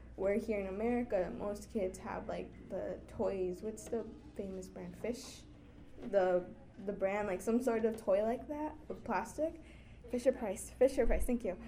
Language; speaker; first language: English; early bilingual, other home language; Spanish